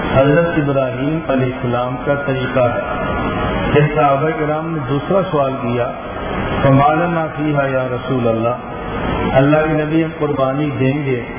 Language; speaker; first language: Urdu; native; Urdu